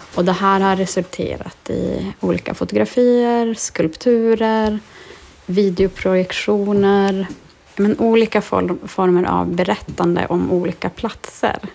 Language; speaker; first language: Swedish; native; Swedish